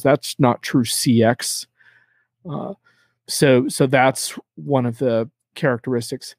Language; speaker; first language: English; native; English